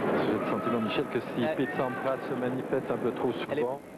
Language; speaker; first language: French; native; French